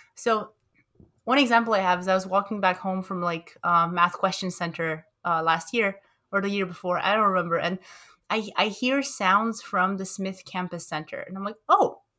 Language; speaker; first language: English; early bilingual, other home language; Romanian